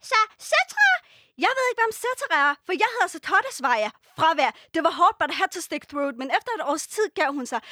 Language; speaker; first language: Danish; early bilingual, other home language; Persian